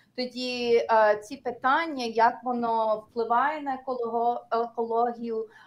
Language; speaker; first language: Ukrainian; early bilingual, heritage; Ukrainian